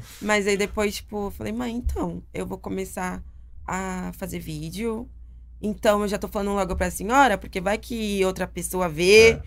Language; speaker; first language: Portuguese; native; Portuguese